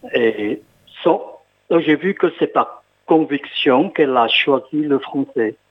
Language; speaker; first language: French; non-native, fluent; Khmer